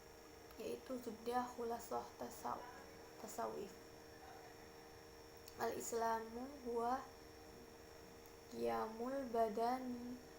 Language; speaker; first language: Arabic; non-native, learner; Indonesian